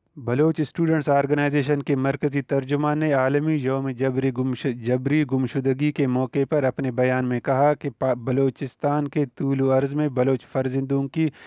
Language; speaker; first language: Urdu; non-native, local second language; Baluchi